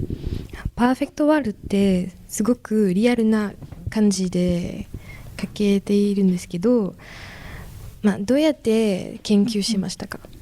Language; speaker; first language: Japanese; non-native, fluent; French